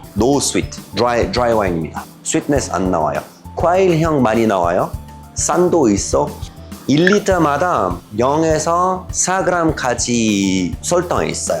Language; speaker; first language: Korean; non-native, learner; French